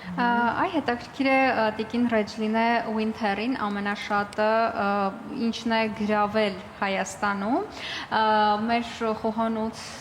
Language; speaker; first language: Armenian; native; Armenian